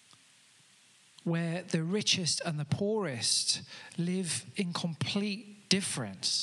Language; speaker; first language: English; native; English